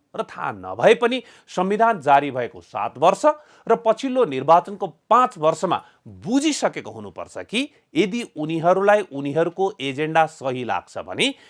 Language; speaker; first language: Nepali; native; Nepali